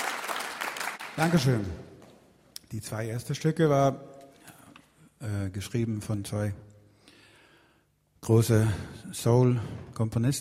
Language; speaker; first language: German; non-native, learner; Swedish